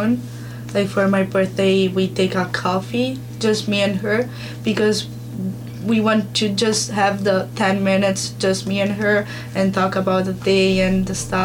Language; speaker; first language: English; non-native, learner; Italian